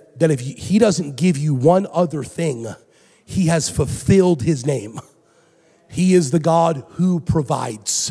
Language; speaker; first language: English; native; English